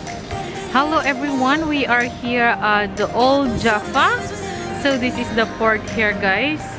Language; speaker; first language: English; non-native, local second language; Filipino